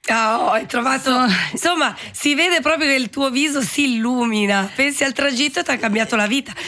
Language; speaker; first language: Italian; native; Italian